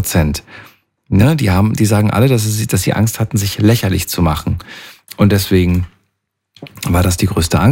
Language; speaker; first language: German; native; German